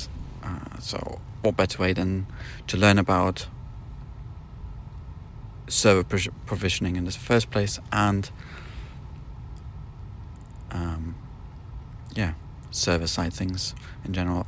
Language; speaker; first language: English; non-native, fluent; German